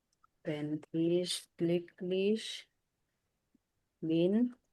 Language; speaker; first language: German; non-native, fluent; Filipino